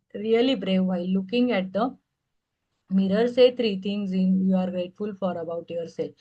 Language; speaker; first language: English; non-native, local second language; Marathi